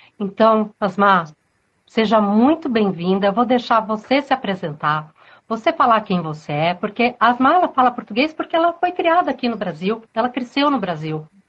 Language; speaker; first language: Portuguese; native; Portuguese